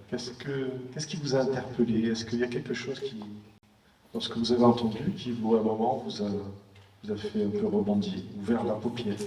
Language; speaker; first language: French; native; French